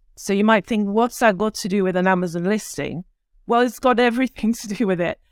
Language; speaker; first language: English; early bilingual, other home language; Turkish